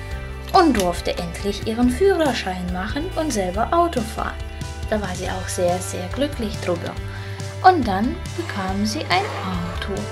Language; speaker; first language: German; early bilingual, other home language; Russian